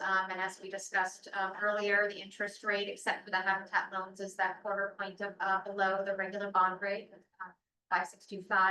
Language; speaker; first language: English; native; English